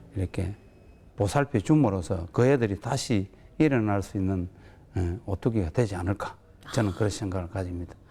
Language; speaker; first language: Korean; native; Korean